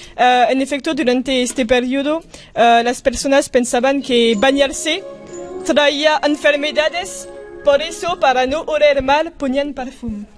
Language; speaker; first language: Spanish; non-native, learner; French